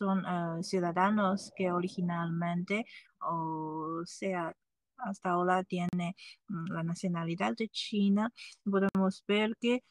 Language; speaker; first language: Spanish; non-native, fluent; Chinese